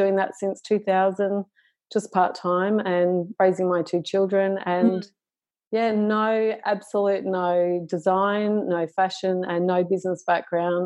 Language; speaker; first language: English; native; English